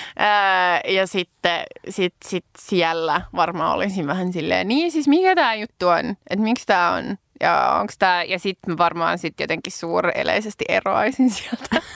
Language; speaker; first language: Finnish; native; Finnish